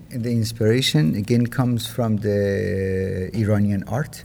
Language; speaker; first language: English; non-native, fluent; Persian